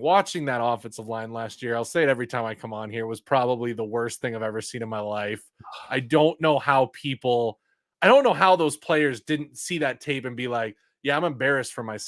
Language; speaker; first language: English; native; English